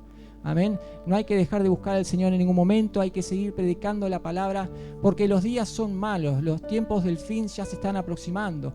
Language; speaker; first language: Spanish; native; Spanish